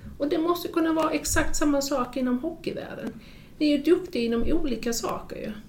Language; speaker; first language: Swedish; native; Swedish